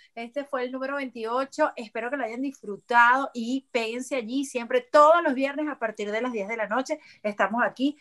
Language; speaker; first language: Spanish; native; Spanish